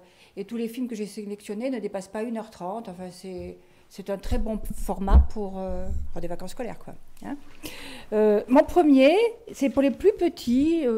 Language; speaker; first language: French; native; French